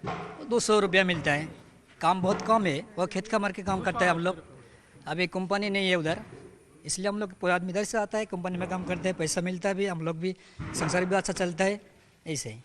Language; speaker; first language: Hindi; non-native, local second language; Bangla